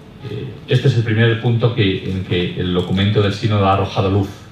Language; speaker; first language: Spanish; native; Spanish